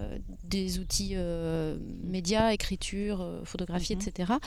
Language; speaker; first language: French; native; French